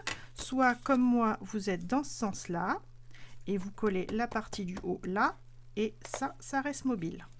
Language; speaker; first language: French; native; French